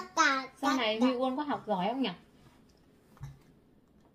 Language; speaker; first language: Vietnamese; native; Vietnamese